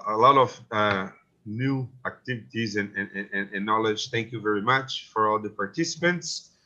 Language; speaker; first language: English; non-native, fluent; Portuguese